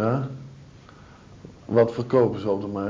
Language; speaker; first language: Dutch; native; Dutch